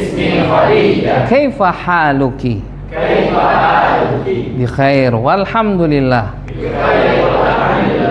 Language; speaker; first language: Arabic; non-native, learner; Indonesian